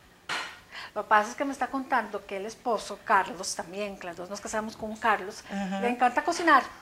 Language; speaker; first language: Spanish; native; Spanish